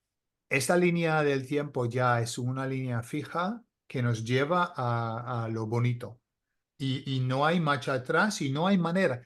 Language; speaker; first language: Spanish; non-native, fluent; English